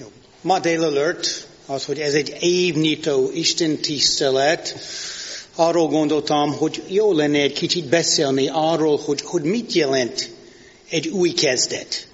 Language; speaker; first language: Hungarian; non-native, fluent; English